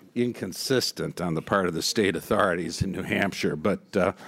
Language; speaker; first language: English; native; English